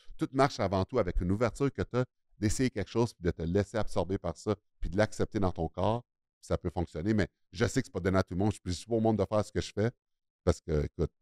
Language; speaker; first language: French; native; French